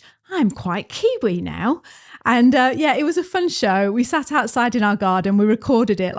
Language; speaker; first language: English; native; English